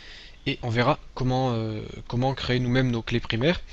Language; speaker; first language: French; native; French